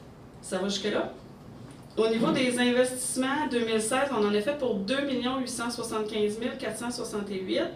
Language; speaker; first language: French; native; French